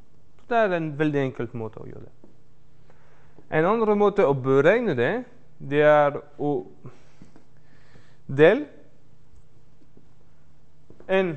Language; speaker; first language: Norwegian; non-native, learner; French